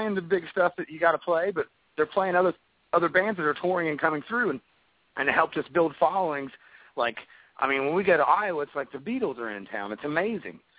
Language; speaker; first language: English; native; English